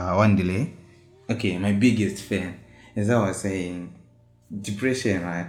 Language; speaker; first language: English; non-native, local second language; Shona